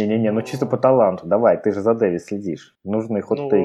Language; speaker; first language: Russian; native; Russian